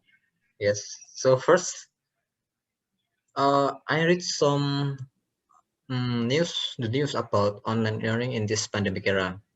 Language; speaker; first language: English; non-native, learner; Indonesian